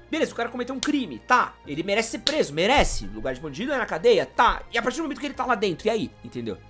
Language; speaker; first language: Portuguese; native; Portuguese